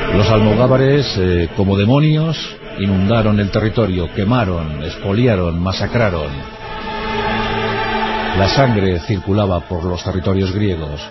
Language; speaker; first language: Spanish; native; Spanish